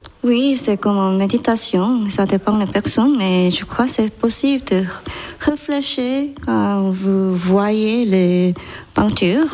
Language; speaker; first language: French; non-native, learner; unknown